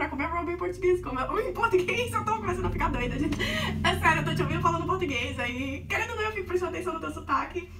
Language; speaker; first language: Portuguese; native; Portuguese